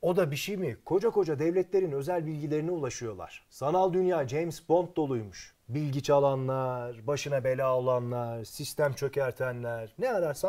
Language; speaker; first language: Turkish; native; Turkish